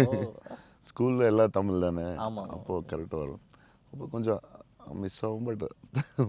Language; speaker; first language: Tamil; non-native, local second language; Telugu